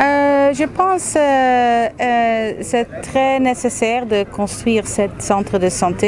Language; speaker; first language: French; non-native, fluent; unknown